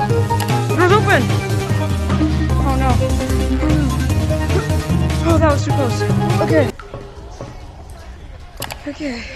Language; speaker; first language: English; native; English